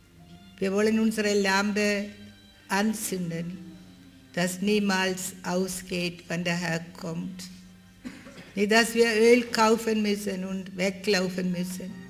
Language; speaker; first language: German; non-native, fluent; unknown